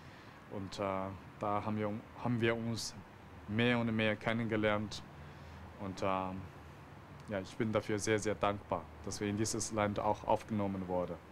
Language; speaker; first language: German; non-native, fluent; Chinese